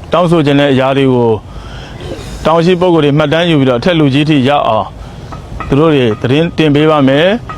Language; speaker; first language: Burmese; native; Burmese